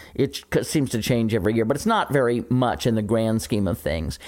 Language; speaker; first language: English; native; English